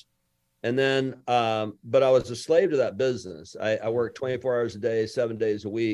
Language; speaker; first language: English; native; English